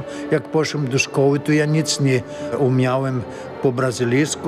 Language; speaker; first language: Polish; early bilingual, heritage; Polish